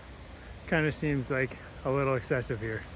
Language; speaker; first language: English; native; English